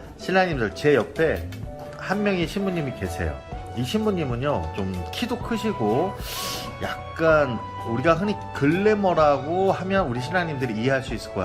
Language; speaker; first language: Korean; non-native, fluent; Vietnamese